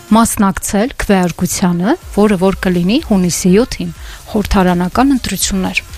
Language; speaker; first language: Armenian; native; Armenian